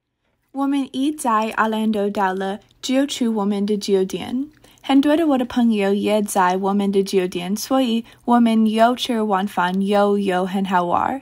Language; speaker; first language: Chinese; non-native, learner; English